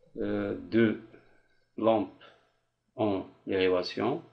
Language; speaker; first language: French; non-native, local second language; Arabic